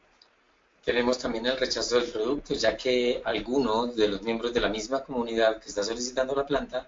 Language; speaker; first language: Spanish; native; Spanish